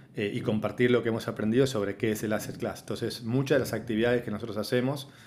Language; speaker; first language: Spanish; native; Spanish